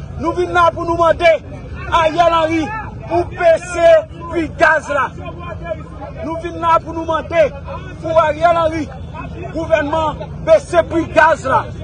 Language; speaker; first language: Haitian Creole; native; Haitian Creole